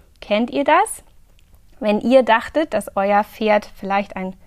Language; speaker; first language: German; native; German